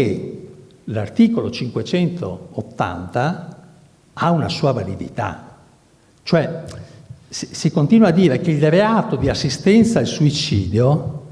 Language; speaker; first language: Italian; native; Italian